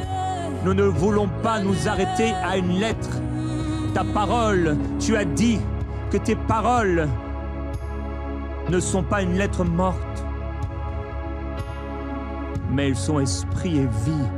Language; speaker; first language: French; native; French